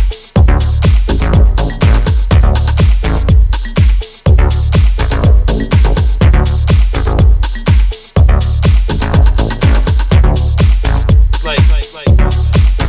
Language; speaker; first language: English; native; English